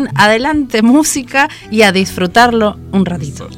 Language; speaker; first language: Spanish; native; Spanish